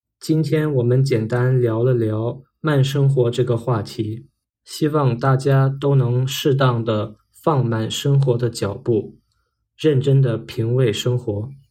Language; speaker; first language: Chinese; non-native, fluent; German